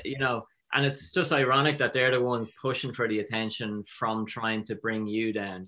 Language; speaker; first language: English; native; English